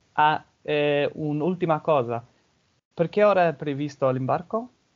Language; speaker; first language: Italian; non-native, fluent; English